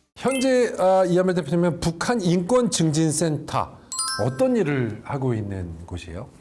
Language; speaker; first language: Korean; native; Korean